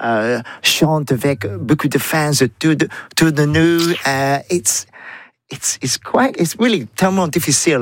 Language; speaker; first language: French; non-native, learner; English